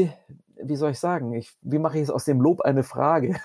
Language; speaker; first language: German; native; German